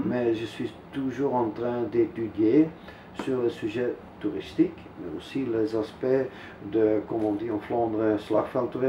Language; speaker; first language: French; non-native, local second language; Dutch